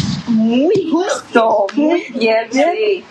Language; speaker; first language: Spanish; non-native, learner; Portuguese